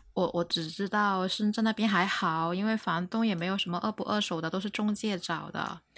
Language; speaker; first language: Chinese; non-native, local second language; Cantonese